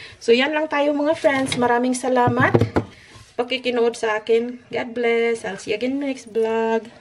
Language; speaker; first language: Filipino; non-native, local second language; Cebuano